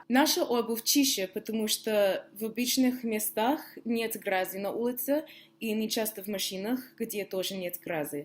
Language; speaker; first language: Russian; non-native, fluent; English